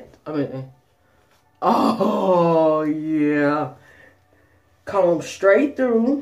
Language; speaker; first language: English; native; English